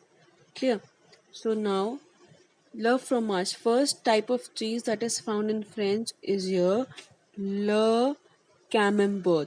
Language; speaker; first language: English; non-native, local second language; Hindi